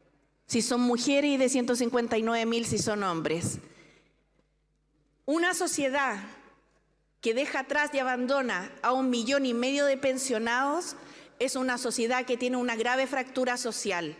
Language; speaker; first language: Spanish; native; Spanish